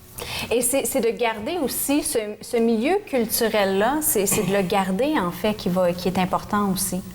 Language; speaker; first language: French; native; French